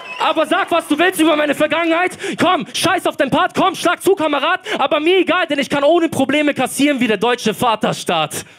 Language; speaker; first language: German; early bilingual, other home language; Polish